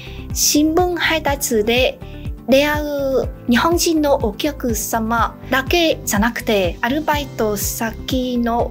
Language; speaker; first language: Japanese; non-native, learner; Vietnamese